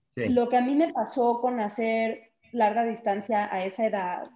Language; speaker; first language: Spanish; early bilingual, heritage; Spanish